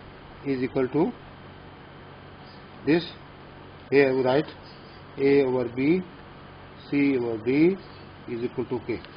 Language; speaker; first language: English; non-native, local second language; Urdu